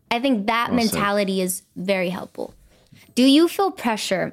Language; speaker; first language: English; early bilingual, other home language; Spanish